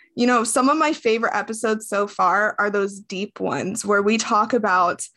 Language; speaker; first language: English; native; English